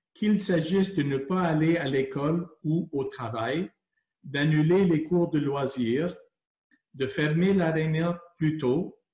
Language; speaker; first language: French; non-native, local second language; English